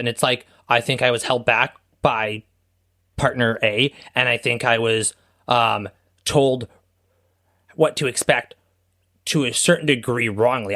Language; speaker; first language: English; native; English